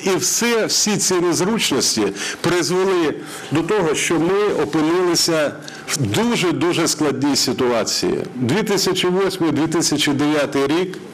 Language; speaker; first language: Ukrainian; non-native, local second language; Russian